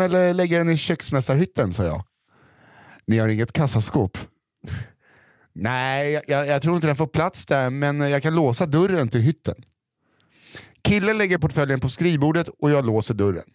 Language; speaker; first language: Swedish; native; Swedish